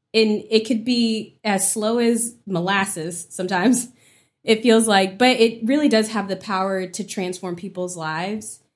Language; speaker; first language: English; native; English